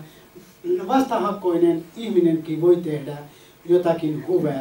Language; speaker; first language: Finnish; non-native, fluent; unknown